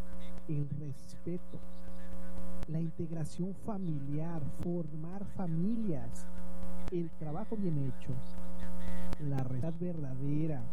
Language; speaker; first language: Spanish; native; Spanish